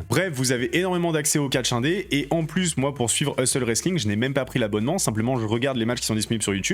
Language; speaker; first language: French; native; French